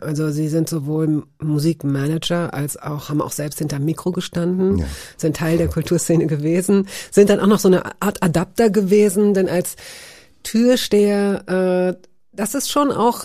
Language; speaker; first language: German; native; German